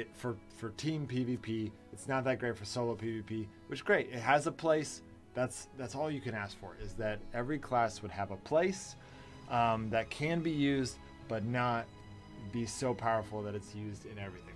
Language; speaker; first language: English; native; English